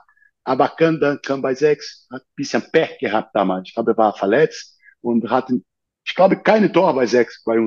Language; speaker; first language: German; non-native, fluent; Portuguese